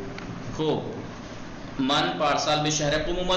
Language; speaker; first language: Persian; non-native, fluent; Urdu